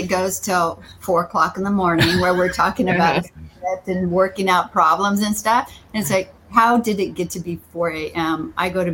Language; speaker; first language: English; native; English